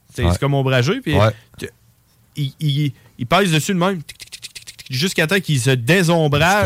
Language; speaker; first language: French; native; French